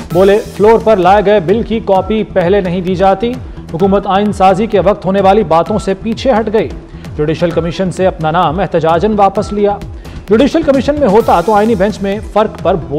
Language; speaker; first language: Urdu; native; Urdu